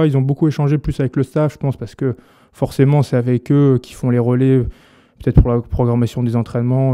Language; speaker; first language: French; native; French